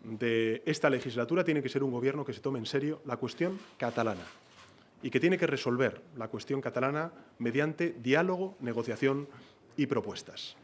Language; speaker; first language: Spanish; native; Spanish